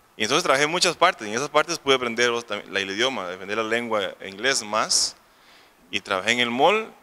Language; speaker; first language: Spanish; native; Spanish